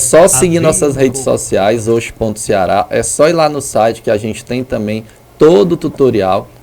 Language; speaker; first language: Portuguese; native; Portuguese